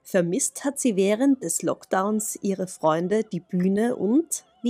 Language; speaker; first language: German; native; German